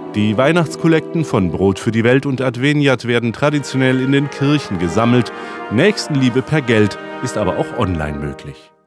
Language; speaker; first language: German; native; German